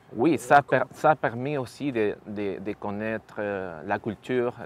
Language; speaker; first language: French; non-native, learner; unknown